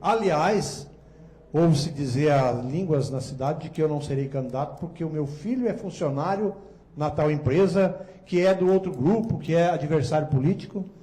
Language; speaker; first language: Portuguese; native; Portuguese